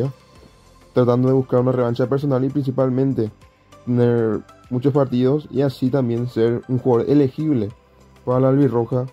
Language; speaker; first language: Spanish; native; Spanish